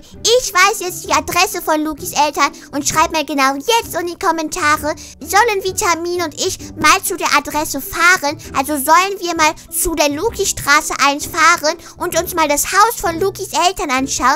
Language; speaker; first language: German; native; German